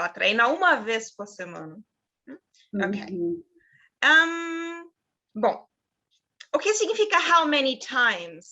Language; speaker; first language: Portuguese; non-native, fluent; German